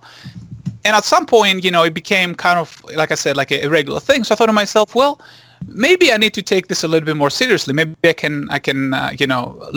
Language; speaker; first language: English; non-native, fluent; Greek